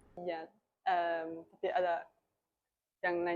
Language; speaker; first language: Indonesian; non-native, learner; German